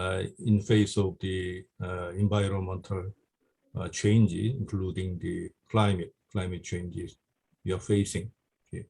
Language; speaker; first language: English; non-native, fluent; Korean